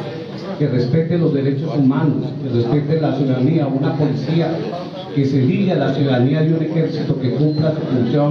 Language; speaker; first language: Spanish; native; Spanish